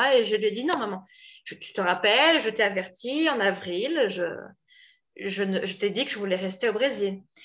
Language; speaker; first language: French; native; French